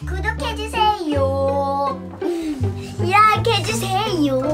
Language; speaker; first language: Korean; early bilingual, other home language; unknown